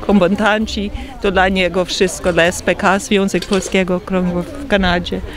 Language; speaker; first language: Polish; early bilingual, heritage; Polish